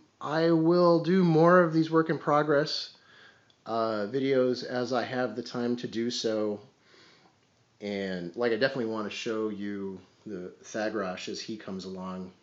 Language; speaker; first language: English; native; English